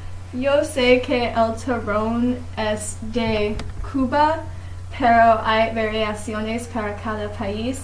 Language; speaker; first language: Spanish; non-native, learner; English